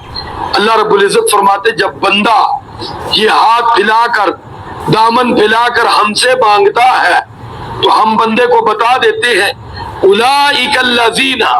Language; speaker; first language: Urdu; native; Urdu